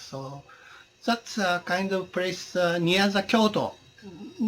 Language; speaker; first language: English; non-native, learner; Japanese